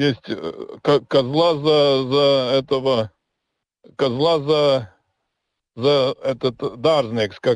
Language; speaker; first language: Russian; non-native, local second language; Latvian